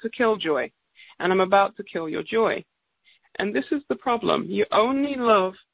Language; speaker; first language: English; native; English